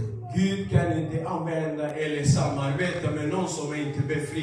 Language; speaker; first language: Swedish; non-native, fluent; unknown